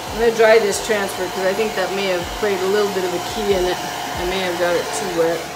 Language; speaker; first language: English; native; English